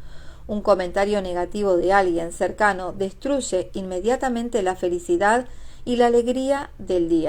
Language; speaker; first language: Spanish; native; Spanish